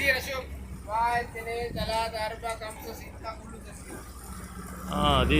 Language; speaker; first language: Arabic; non-native, learner; Sinhala